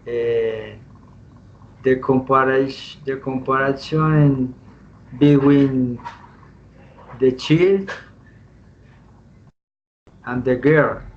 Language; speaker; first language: English; non-native, learner; Spanish